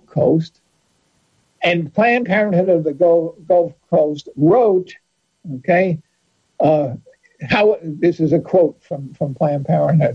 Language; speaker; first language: English; native; English